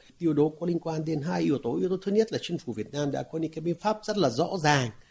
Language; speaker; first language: Vietnamese; non-native, fluent; Arabic